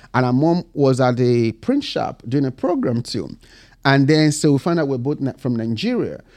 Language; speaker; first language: English; non-native, local second language; Bini